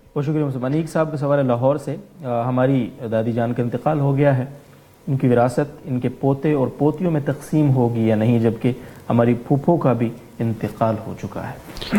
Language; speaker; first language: Urdu; native; Urdu